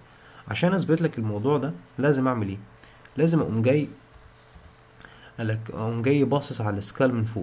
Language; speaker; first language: Arabic; native; Arabic